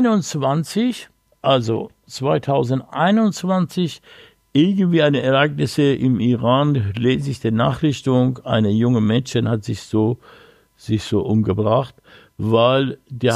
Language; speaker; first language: German; non-native, learner; Persian